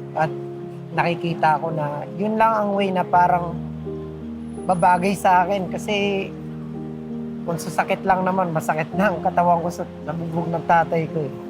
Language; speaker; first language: Filipino; non-native, local second language; Bikol